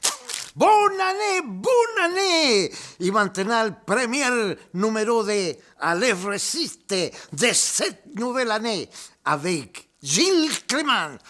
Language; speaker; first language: French; non-native, fluent; Spanish